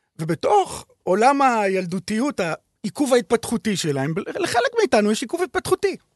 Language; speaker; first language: Hebrew; native; Hebrew